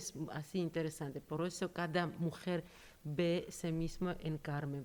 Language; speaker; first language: Spanish; non-native, fluent; Georgian